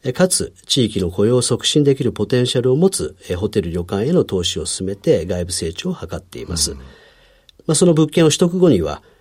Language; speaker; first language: Japanese; native; Japanese